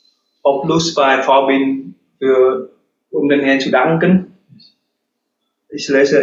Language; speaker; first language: German; non-native, learner; Vietnamese